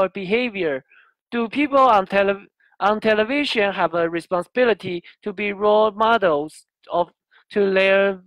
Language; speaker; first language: English; non-native, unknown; Chinese